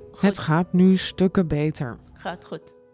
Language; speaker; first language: Dutch; non-native, learner; Arabic